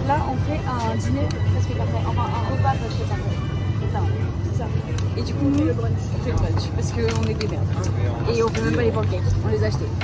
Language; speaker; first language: French; native; French